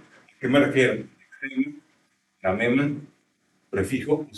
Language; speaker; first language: Spanish; native; Spanish